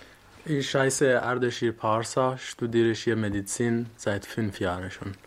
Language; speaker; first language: German; non-native, learner; Persian